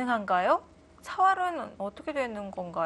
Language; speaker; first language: Korean; native; Korean